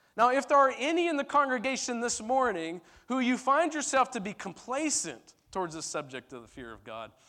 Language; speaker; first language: English; early bilingual, other home language; Turkish